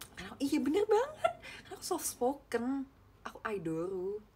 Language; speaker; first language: Indonesian; native; Indonesian